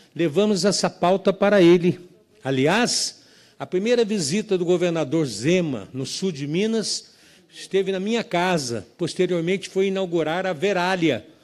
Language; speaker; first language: Portuguese; native; Portuguese